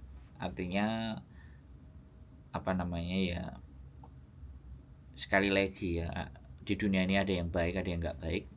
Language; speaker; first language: Indonesian; non-native, local second language; Javanese